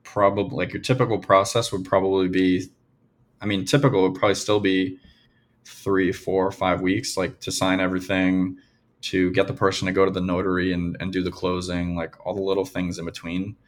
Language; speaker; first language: English; native; English